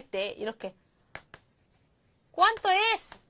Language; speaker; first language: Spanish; non-native, fluent; Korean